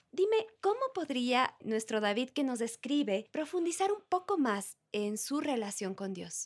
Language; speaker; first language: Spanish; native; Spanish